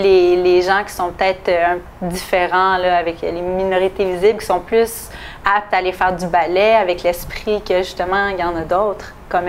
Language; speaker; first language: French; native; French